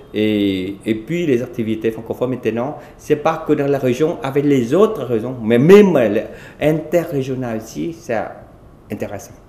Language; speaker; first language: French; non-native, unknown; Vietnamese